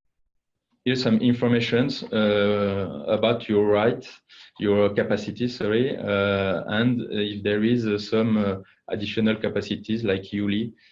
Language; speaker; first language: English; non-native, fluent; French